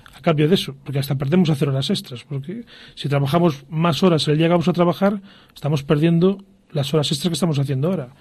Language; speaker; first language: Spanish; non-native, local second language; Galician